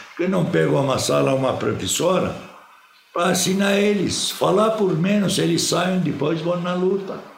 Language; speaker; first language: Portuguese; non-native, fluent; Arabic